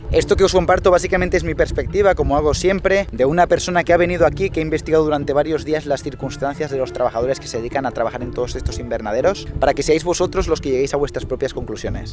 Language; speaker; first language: Spanish; native; Spanish